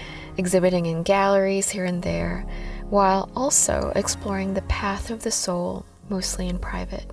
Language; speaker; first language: English; native; English